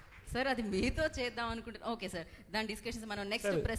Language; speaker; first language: Telugu; native; Telugu